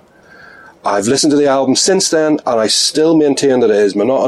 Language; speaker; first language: English; native; English